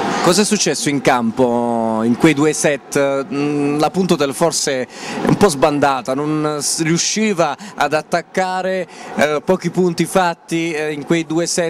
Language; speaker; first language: Italian; native; Italian